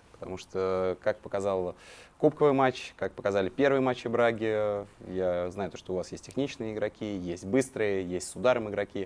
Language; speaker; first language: Russian; native; Russian